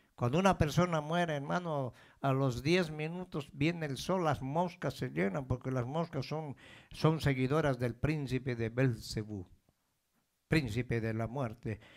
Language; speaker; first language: Spanish; native; Spanish